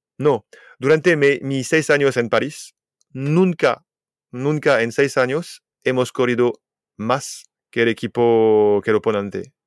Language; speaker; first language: Spanish; non-native, fluent; French